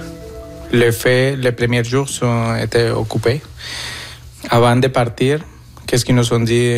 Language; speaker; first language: French; non-native, fluent; Spanish